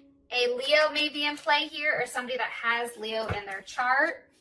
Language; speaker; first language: English; native; English